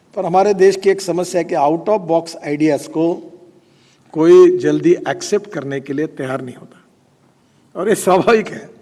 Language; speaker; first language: Hindi; non-native, local second language; Marathi